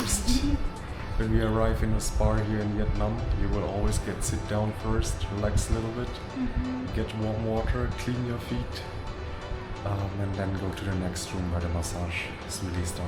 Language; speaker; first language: English; non-native, fluent; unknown